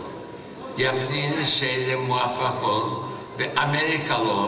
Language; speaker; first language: Turkish; early bilingual, heritage; Turkish